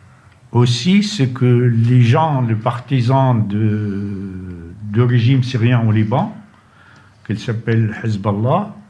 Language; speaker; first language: French; non-native, fluent; Arabic